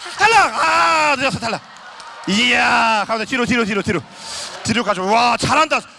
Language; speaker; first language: Korean; native; Korean